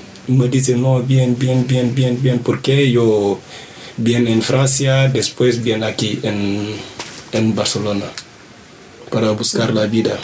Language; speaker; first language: Spanish; non-native, learner; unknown